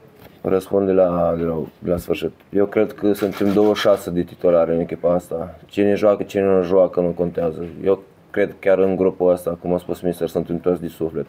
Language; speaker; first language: Romanian; early bilingual, heritage; Romanian